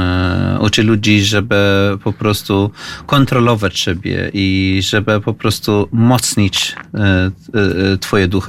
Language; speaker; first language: Polish; non-native, fluent; Arabic